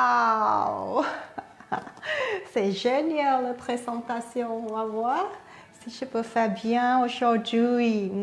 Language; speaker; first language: French; non-native, learner; Thai